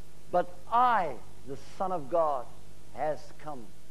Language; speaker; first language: English; non-native, local second language; Afrikaans